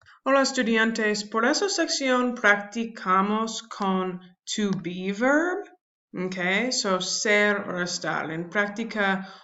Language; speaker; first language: Spanish; non-native, learner; English